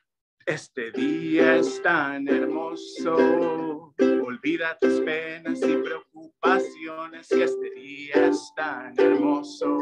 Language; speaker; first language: Spanish; early bilingual, other home language; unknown